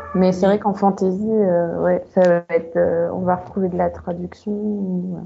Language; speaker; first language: French; native; French